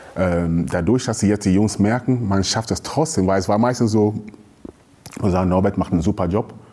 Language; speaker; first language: German; early bilingual, other home language; Akan